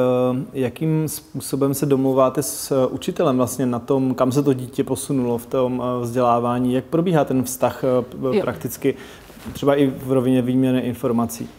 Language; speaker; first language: Czech; native; Czech